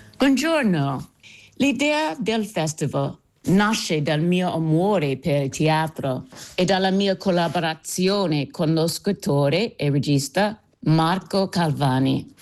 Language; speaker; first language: Italian; non-native, fluent; English